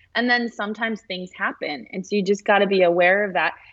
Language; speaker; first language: English; early bilingual, other home language; Spanish